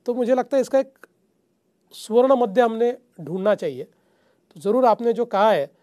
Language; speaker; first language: Hindi; non-native, local second language; Marathi